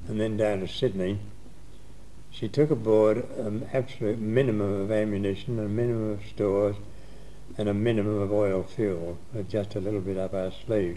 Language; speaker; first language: English; native; English